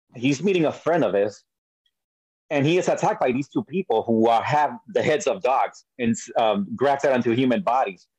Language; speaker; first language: English; early bilingual, other home language; Spanish